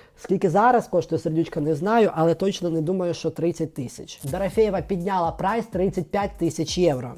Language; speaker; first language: Ukrainian; native; Ukrainian